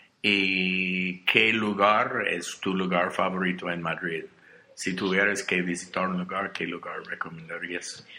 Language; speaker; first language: Spanish; non-native, learner; English